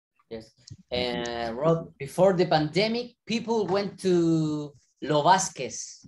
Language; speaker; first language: English; non-native, learner; Spanish